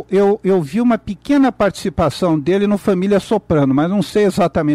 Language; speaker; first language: Portuguese; native; Portuguese